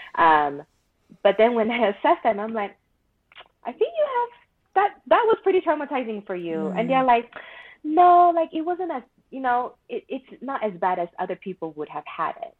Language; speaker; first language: English; non-native, local second language; Chinese